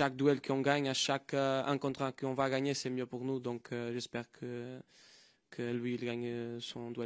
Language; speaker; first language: French; non-native, fluent; Portuguese